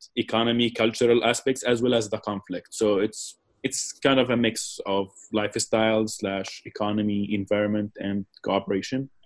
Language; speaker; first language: English; non-native, fluent; Arabic